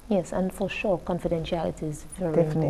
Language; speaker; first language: English; native; English